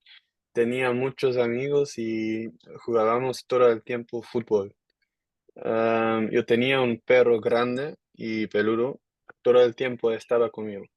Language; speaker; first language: Spanish; non-native, learner; Dutch